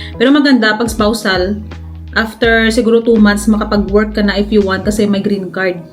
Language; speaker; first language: Filipino; native; Filipino